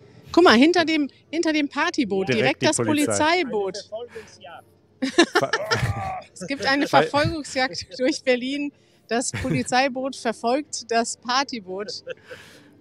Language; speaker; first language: German; native; German